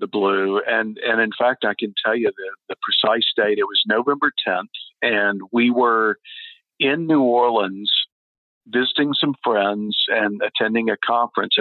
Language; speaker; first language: English; native; English